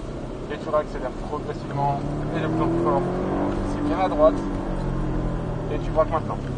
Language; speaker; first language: French; native; French